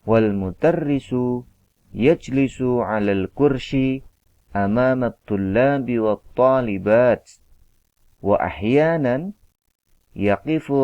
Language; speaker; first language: Arabic; non-native, fluent; Indonesian